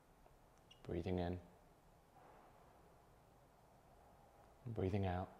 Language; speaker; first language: English; native; English